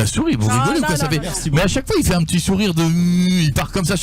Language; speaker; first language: French; native; French